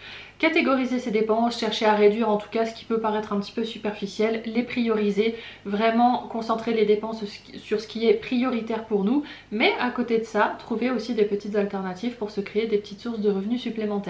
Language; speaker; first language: French; native; French